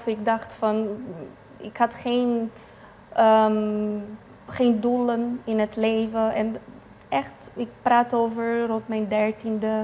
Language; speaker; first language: Dutch; non-native, fluent; Portuguese